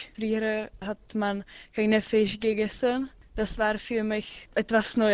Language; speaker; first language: German; non-native, learner; Czech